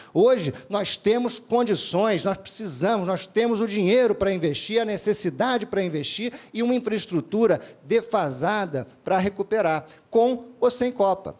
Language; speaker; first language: Portuguese; native; Portuguese